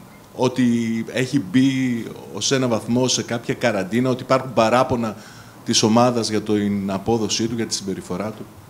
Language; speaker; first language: Greek; native; Greek